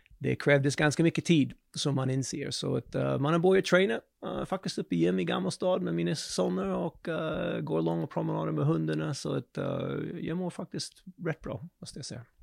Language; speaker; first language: Swedish; non-native, fluent; English